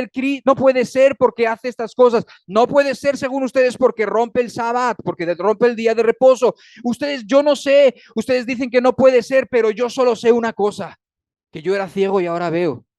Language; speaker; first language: Spanish; native; Spanish